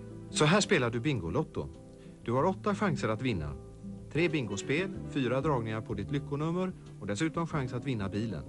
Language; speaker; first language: Swedish; native; Swedish